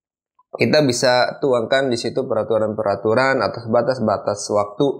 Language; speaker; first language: Indonesian; native; Indonesian